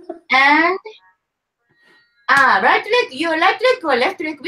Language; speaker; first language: English; non-native, learner; Japanese